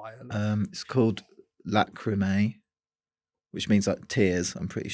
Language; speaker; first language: English; native; English